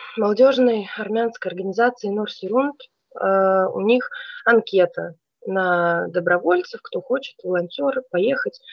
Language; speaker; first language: Russian; native; Russian